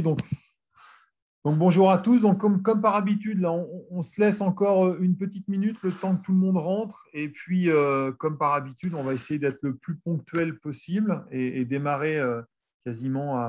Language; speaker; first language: French; native; French